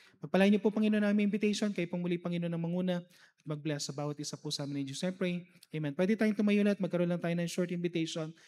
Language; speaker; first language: Filipino; native; Filipino